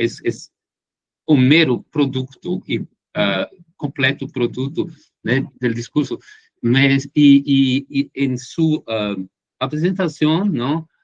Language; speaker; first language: Spanish; non-native, fluent; Portuguese